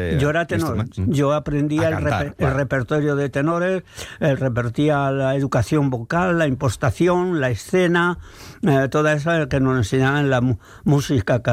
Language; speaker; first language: Spanish; native; Spanish